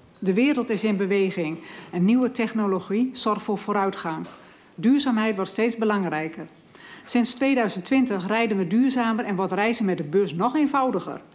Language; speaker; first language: Dutch; native; Dutch